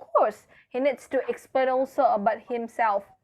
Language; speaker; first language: English; non-native, fluent; Indonesian